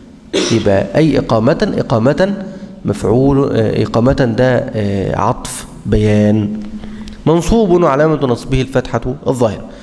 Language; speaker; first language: Arabic; native; Arabic